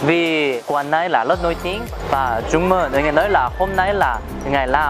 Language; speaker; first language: Vietnamese; non-native, learner; Korean